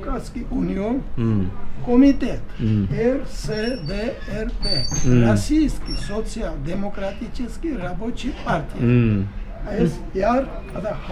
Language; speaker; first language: Russian; non-native, local second language; Georgian